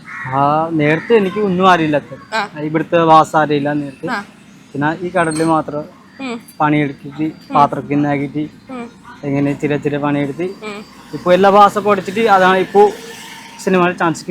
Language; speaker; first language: Malayalam; non-native, local second language; Odia